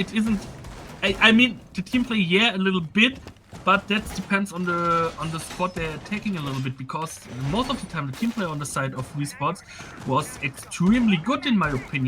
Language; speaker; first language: English; non-native, fluent; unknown